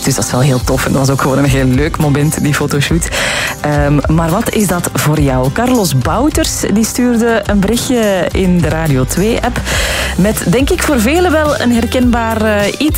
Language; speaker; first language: Dutch; native; Dutch